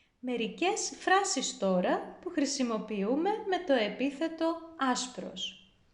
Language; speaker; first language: Greek; native; Greek